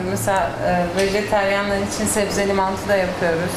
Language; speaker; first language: Turkish; native; Turkish